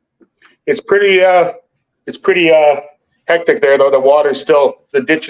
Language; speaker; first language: English; native; English